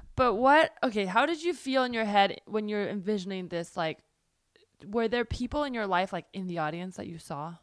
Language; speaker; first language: English; early bilingual, other home language; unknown